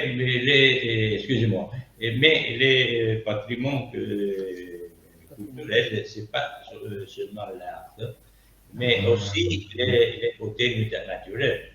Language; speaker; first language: French; non-native, learner; Italian